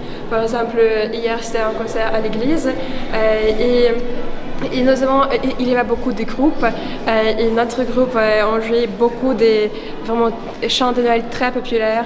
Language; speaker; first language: French; non-native, fluent; Ukrainian